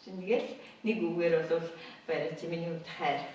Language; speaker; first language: Mongolian; native; Mongolian